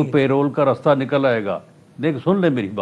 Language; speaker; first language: Urdu; non-native, local second language; Punjabi